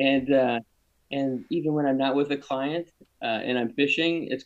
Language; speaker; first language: English; native; English